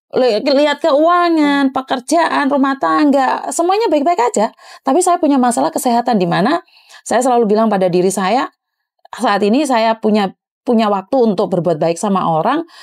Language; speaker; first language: Indonesian; non-native, local second language; Javanese